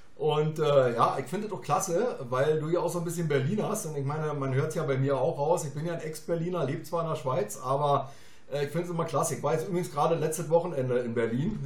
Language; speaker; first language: German; native; German